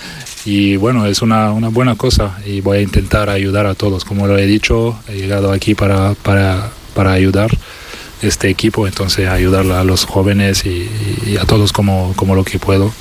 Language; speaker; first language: Spanish; non-native, fluent; French